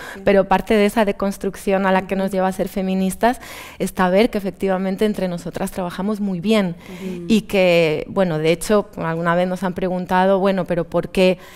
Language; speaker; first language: Spanish; native; Spanish